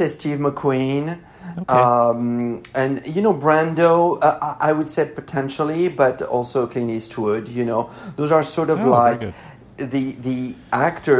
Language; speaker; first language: English; non-native, fluent; French